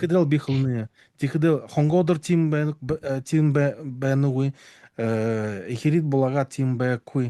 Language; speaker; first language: Mongolian; non-native, learner; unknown